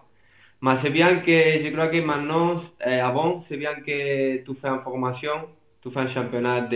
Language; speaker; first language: French; non-native, fluent; Spanish